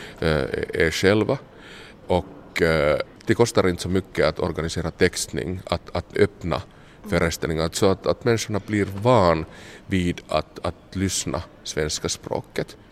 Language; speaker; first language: Swedish; non-native, local second language; Finnish